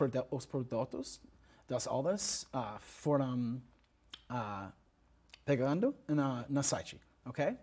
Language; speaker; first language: Portuguese; non-native, learner; English